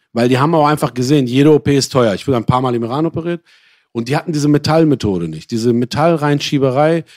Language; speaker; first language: German; early bilingual, other home language; Persian